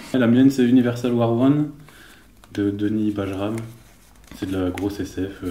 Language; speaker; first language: French; native; French